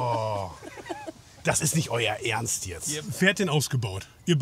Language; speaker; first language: German; native; German